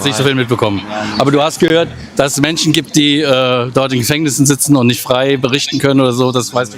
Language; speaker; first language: German; native; German